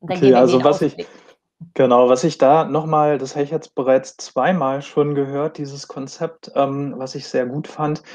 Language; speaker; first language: German; native; German